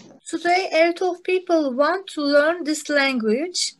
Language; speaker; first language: English; non-native, learner; Turkish